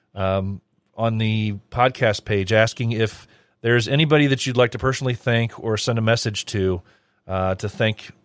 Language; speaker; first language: English; native; English